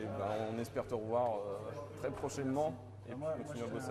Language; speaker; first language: French; native; French